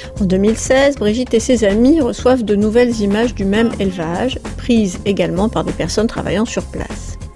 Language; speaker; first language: French; native; French